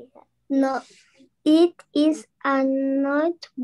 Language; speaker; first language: English; non-native, learner; Spanish